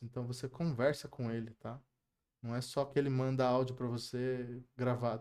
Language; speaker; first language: Portuguese; native; Portuguese